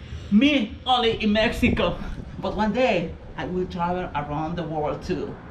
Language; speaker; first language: English; non-native, fluent; Spanish